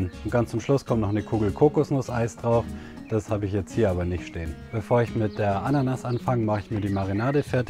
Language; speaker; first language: German; native; German